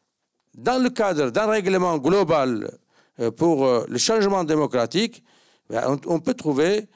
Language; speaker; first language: French; non-native, fluent; Kurdish